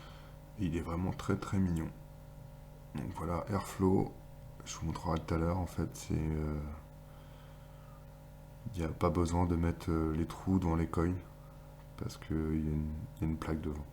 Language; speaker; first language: French; native; French